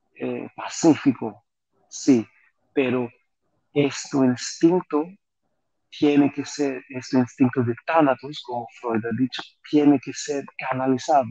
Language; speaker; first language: Spanish; non-native, fluent; Greek